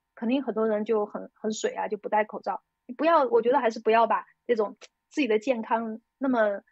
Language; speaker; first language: Chinese; native; Chinese